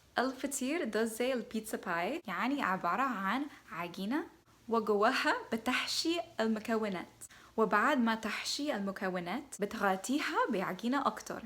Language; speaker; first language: Arabic; non-native, fluent; English